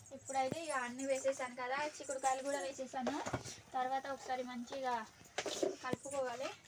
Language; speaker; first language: Telugu; non-native, local second language; Marathi